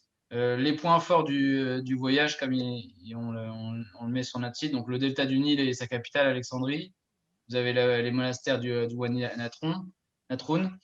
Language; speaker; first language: French; native; French